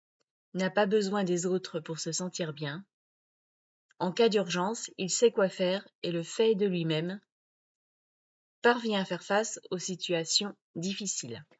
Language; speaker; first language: French; native; French